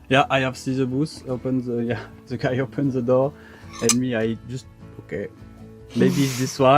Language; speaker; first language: English; non-native, learner; French